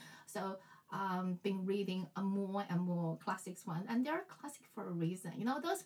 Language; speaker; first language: English; non-native, fluent; Chinese